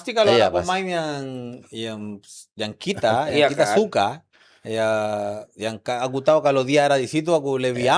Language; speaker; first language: Indonesian; non-native, fluent; Spanish